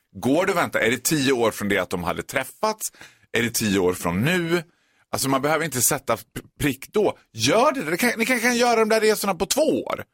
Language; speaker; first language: Swedish; native; Swedish